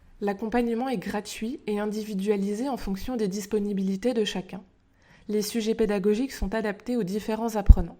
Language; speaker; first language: French; native; French